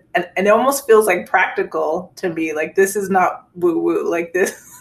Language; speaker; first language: English; native; English